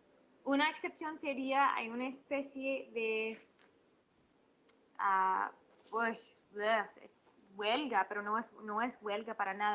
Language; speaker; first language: Spanish; non-native, fluent; English